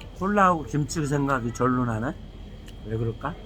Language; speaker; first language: Korean; native; Korean